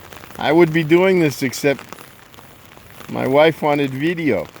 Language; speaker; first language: English; native; English